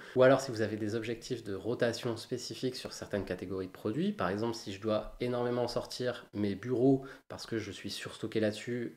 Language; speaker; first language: French; native; French